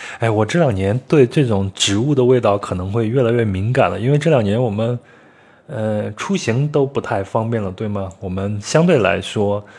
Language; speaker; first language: Chinese; native; Chinese